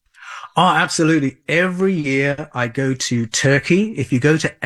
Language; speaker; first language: English; native; English